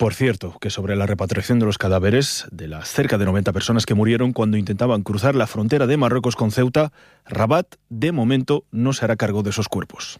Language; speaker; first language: Spanish; native; Spanish